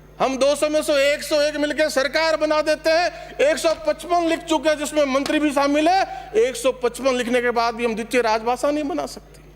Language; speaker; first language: Hindi; non-native, local second language; Marwari